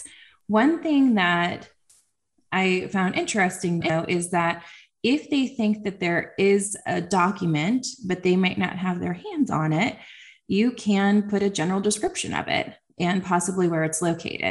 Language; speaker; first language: English; native; English